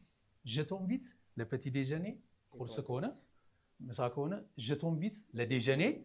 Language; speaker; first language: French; non-native, fluent; Amharic